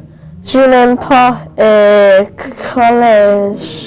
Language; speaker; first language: French; non-native, learner; English